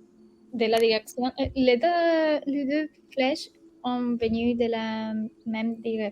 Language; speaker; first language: French; non-native, learner; Spanish